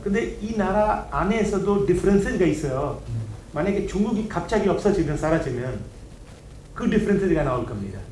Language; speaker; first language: Korean; non-native, learner; Hindi